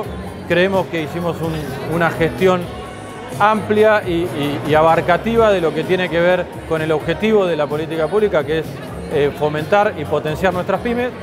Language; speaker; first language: Spanish; native; Spanish